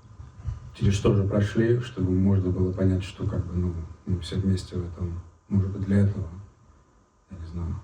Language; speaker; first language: Russian; native; Russian